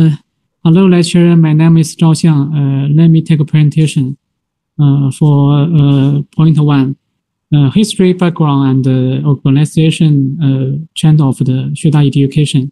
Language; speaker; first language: English; non-native, learner; Chinese